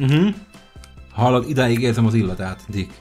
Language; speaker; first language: Hungarian; native; Hungarian